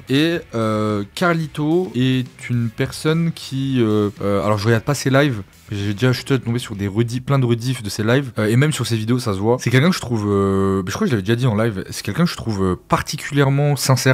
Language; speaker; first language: French; native; French